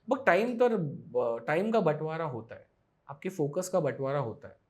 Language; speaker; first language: Hindi; non-native, local second language; Marathi